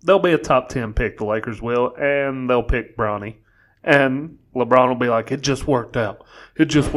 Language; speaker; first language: English; native; English